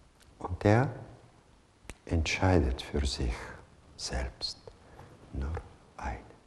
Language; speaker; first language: German; non-native, fluent; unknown